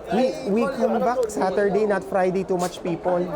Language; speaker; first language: English; non-native, learner; Filipino